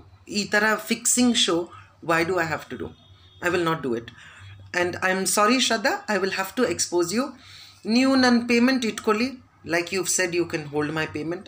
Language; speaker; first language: Kannada; non-native, learner; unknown